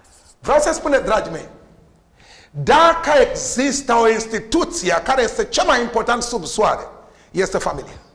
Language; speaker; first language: Romanian; non-native, learner; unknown